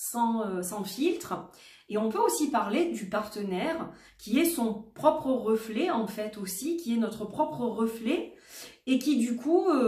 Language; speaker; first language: French; native; French